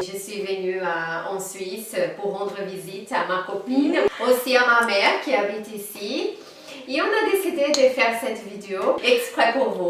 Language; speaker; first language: French; non-native, fluent; Portuguese